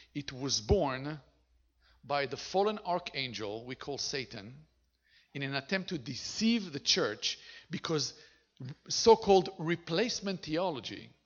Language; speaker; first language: English; non-native, fluent; Hebrew